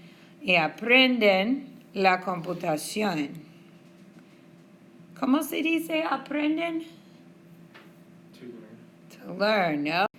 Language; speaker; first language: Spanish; non-native, fluent; English